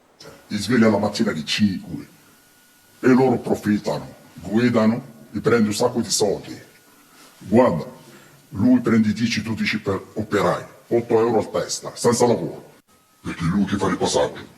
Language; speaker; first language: Italian; non-native, learner; Arabic